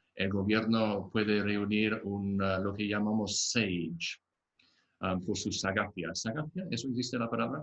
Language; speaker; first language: Spanish; non-native, fluent; English